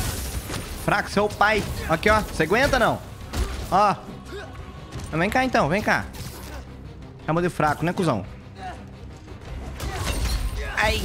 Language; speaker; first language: Portuguese; native; Portuguese